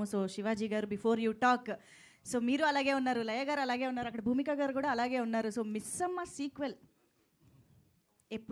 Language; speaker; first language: Telugu; native; Telugu